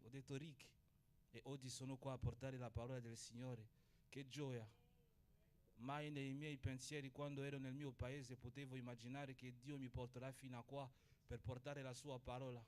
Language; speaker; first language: Italian; non-native, fluent; Portuguese